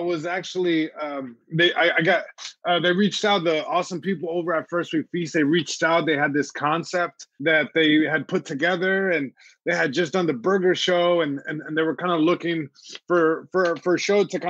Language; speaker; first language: English; early bilingual, other home language; Spanish